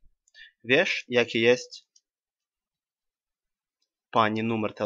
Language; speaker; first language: Polish; non-native, learner; Russian